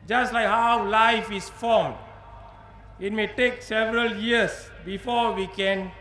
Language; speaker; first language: English; non-native, local second language; Tamil